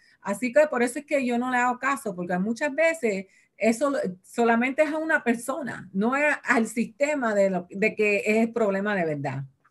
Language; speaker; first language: Spanish; early bilingual, heritage; Spanish